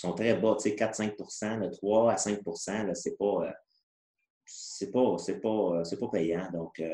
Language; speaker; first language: French; native; French